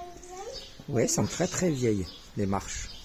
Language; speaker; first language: French; native; French